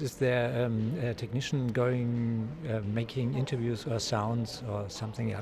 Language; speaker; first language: English; non-native, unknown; German